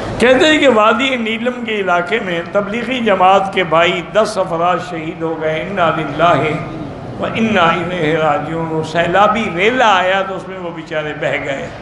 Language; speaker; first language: Urdu; early bilingual, heritage; Urdu